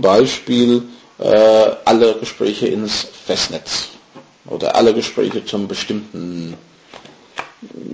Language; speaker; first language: German; non-native, fluent; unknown